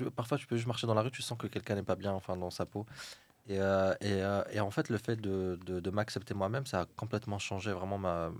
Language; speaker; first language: French; non-native, local second language; Arabic